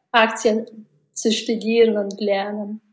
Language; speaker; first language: German; non-native, learner; Mongolian